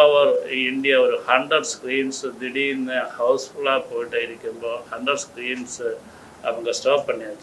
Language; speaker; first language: Tamil; non-native, learner; Malayalam